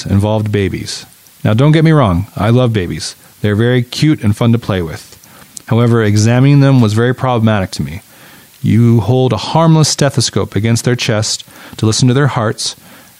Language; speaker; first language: English; native; English